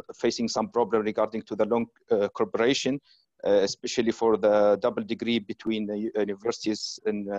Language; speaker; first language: English; non-native, fluent; Arabic